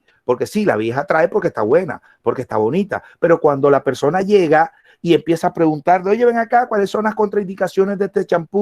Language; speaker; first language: Spanish; native; Spanish